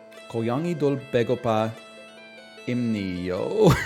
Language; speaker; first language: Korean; non-native, learner; English